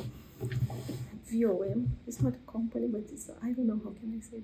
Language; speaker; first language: English; non-native, learner; Portuguese